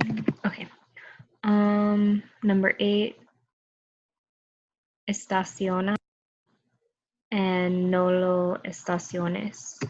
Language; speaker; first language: Spanish; non-native, learner; English